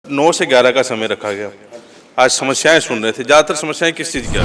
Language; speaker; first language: Hindi; native; Hindi